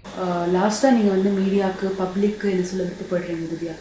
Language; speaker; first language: Tamil; native; Tamil